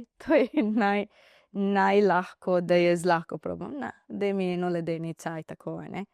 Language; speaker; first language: Slovenian; non-native, learner; Divehi